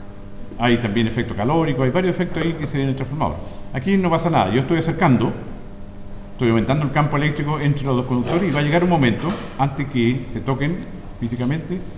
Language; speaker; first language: Spanish; native; Spanish